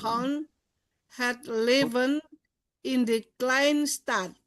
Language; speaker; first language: Dutch; non-native, learner; Indonesian